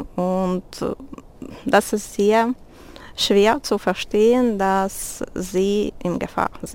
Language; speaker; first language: German; non-native, learner; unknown